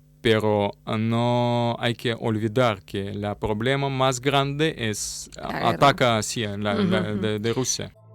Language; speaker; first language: Spanish; non-native, learner; Russian